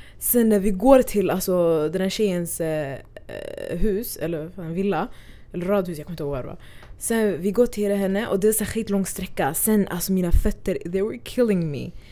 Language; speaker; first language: Swedish; early bilingual, other home language; Somali